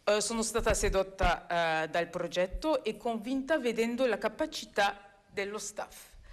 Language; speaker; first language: Italian; non-native, fluent; Armenian